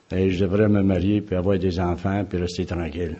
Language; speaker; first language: French; native; French